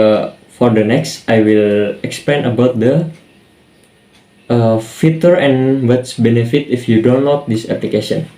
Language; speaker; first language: English; non-native, learner; Indonesian